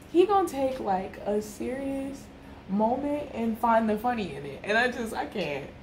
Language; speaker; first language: English; native; English